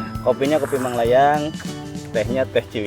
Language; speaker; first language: Indonesian; non-native, local second language; Sundanese